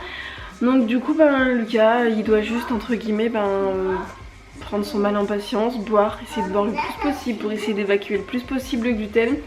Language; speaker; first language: French; native; French